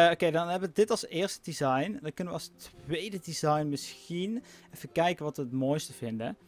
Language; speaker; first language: Dutch; native; Dutch